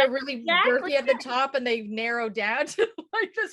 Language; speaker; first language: English; native; English